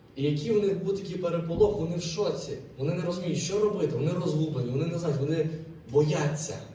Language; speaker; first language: Ukrainian; native; Ukrainian